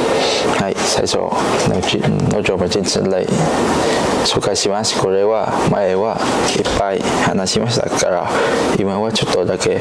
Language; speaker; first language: Japanese; non-native, learner; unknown